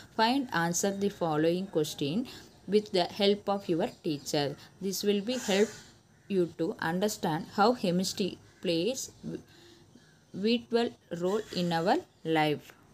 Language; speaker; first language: English; non-native, local second language; Tamil